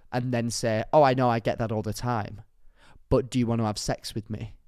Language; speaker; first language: English; native; English